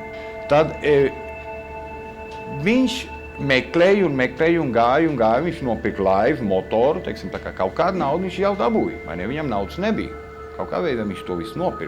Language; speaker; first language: Latvian; early bilingual, heritage; Latvian